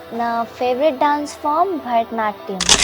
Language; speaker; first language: Telugu; non-native, learner; Hindi